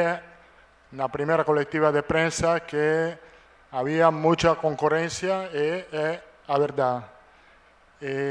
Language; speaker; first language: Portuguese; non-native, learner; Italian